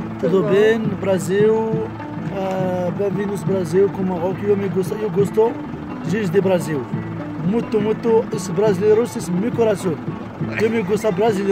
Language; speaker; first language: Portuguese; non-native, learner; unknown